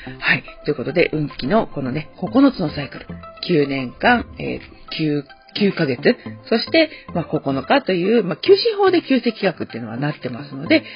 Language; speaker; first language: Japanese; native; Japanese